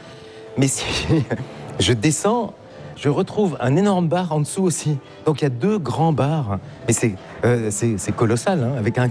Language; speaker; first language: French; native; French